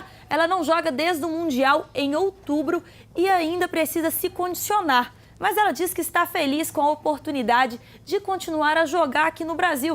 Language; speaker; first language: Portuguese; native; Portuguese